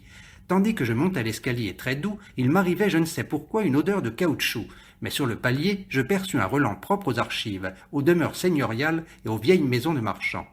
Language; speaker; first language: French; native; French